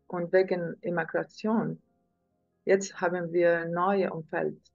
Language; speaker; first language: German; non-native, learner; Arabic